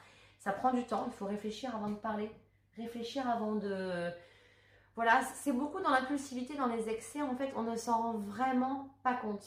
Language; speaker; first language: French; native; French